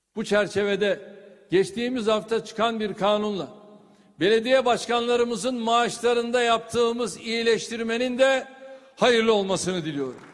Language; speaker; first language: Turkish; native; Turkish